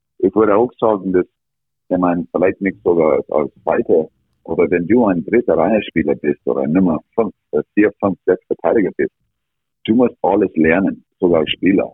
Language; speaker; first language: German; non-native, fluent; English